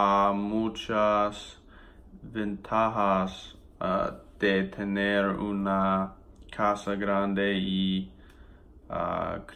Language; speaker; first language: Spanish; non-native, learner; English